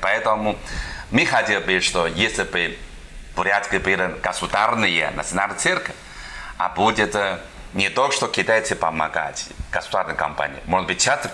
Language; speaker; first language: Russian; non-native, learner; Chinese